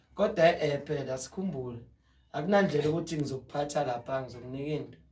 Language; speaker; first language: Zulu; non-native, local second language; Xhosa